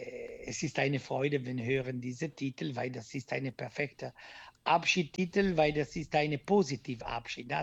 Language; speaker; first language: German; non-native, learner; Italian